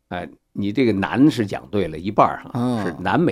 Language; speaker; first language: Chinese; native; Chinese